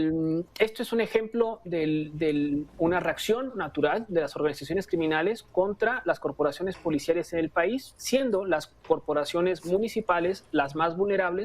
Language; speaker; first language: Spanish; native; Spanish